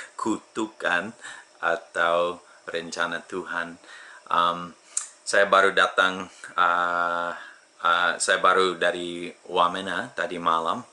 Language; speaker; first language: Indonesian; non-native, fluent; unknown